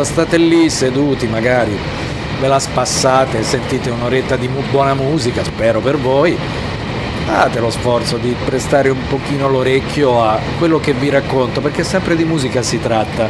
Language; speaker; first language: Italian; native; Italian